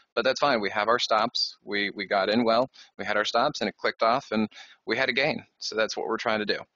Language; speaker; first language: English; native; English